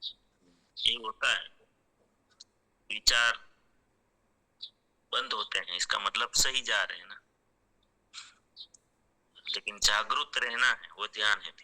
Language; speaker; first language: Hindi; native; Hindi